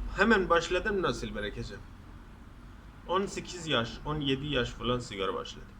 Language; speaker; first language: Turkish; non-native, learner; Persian